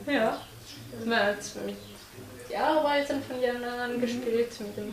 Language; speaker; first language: German; non-native, local second language; French